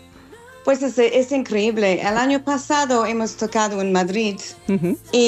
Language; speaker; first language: Spanish; non-native, learner; English